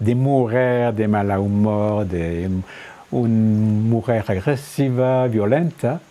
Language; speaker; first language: Spanish; non-native, fluent; French